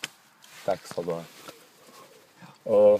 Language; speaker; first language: Norwegian; non-native, learner; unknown